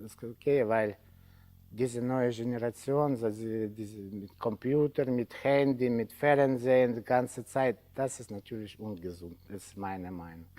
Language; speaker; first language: German; non-native, learner; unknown